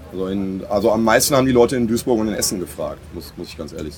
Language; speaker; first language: German; native; German